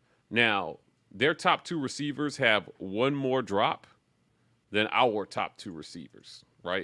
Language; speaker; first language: English; native; English